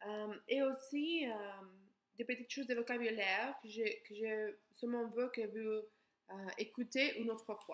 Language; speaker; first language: French; non-native, learner; English